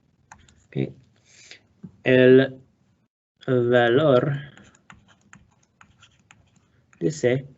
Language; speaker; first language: Spanish; non-native, learner; English